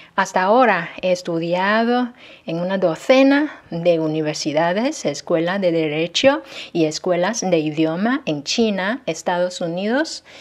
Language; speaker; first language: Spanish; non-native, fluent; Chinese